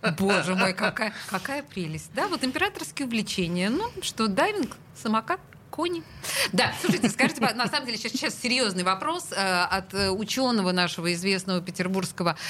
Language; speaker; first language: Russian; native; Russian